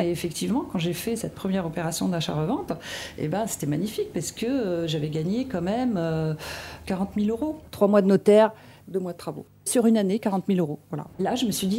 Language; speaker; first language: French; non-native, local second language; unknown